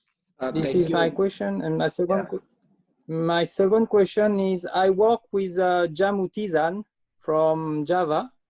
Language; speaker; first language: English; non-native, learner; French